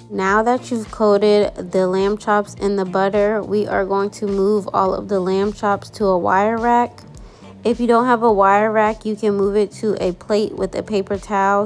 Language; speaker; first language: English; native; English